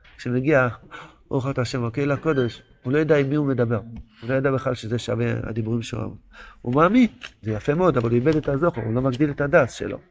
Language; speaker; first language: Hebrew; non-native, local second language; Yiddish